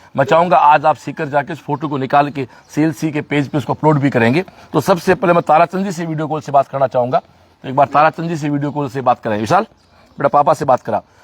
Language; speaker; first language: Hindi; native; Hindi